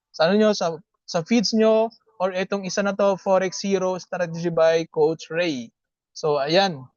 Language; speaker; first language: Filipino; native; Filipino